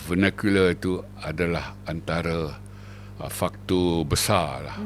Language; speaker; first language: Malay; native; Malay